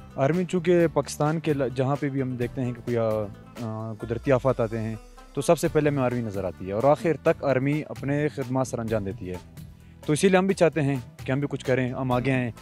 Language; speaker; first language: Urdu; non-native, local second language; Pashto